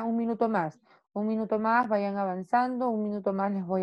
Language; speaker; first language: Spanish; native; Spanish